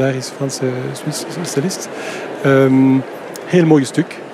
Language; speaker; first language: Dutch; non-native, fluent; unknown